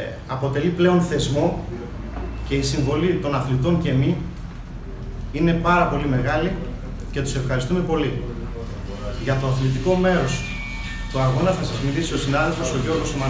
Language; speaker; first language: Greek; native; Greek